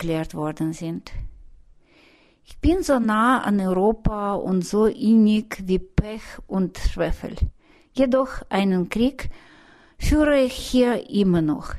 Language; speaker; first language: German; non-native, fluent; Russian